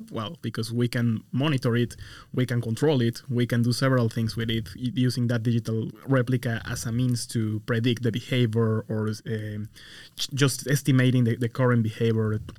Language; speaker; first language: English; non-native, fluent; Spanish